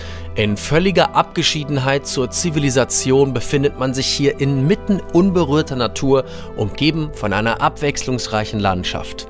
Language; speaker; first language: German; native; German